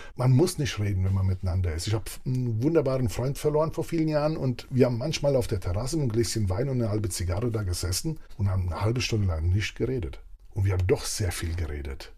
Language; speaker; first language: German; early bilingual, other home language; Italian